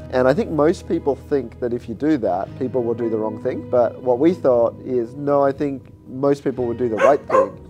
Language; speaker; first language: English; native; English